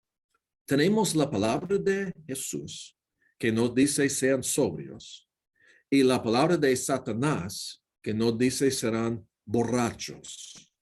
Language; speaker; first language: Spanish; non-native, learner; English